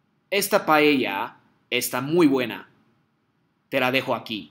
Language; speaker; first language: Spanish; non-native, fluent; Japanese